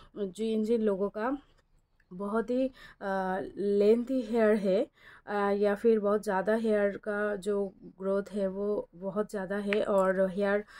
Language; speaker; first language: Hindi; non-native, local second language; Bangla